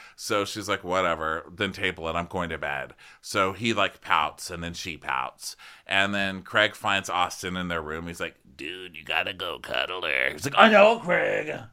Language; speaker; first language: English; native; English